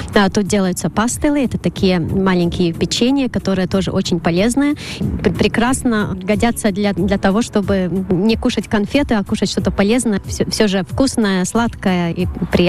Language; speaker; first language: Russian; non-native, local second language; Latvian